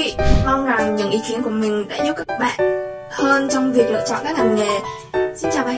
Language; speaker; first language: Vietnamese; native; Vietnamese